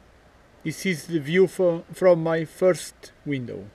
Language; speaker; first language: English; non-native, learner; Portuguese